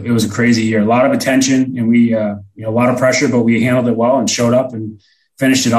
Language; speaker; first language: English; native; English